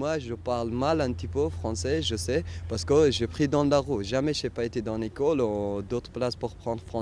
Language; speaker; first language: French; non-native, learner; Persian